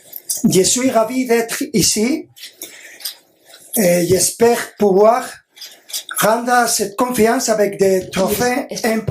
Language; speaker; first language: French; non-native, learner; Spanish